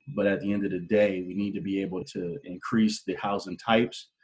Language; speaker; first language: English; native; English